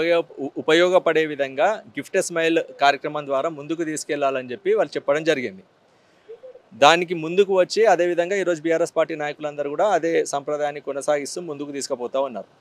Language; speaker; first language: Telugu; native; Telugu